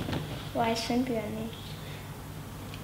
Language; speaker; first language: German; early bilingual, other home language; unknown